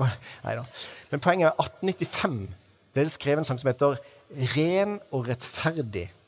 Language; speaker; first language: Norwegian; native; Norwegian